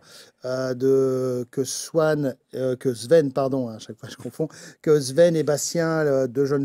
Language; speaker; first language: French; native; French